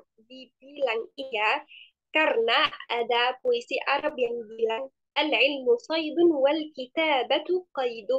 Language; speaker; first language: Indonesian; non-native, fluent; Arabic